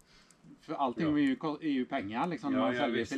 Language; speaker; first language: Swedish; native; Swedish